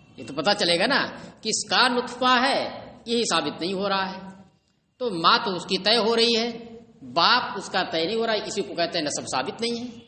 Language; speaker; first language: Urdu; native; Urdu